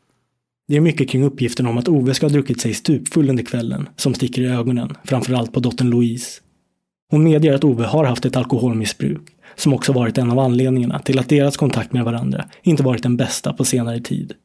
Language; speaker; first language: Swedish; native; Swedish